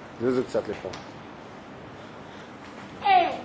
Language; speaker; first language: Hebrew; native; Hebrew